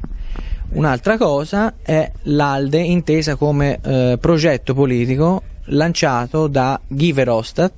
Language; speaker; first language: Italian; native; Italian